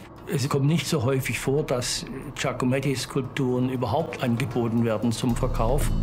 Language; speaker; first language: German; native; German